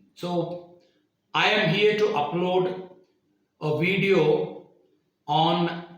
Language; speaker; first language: English; non-native, local second language; Kannada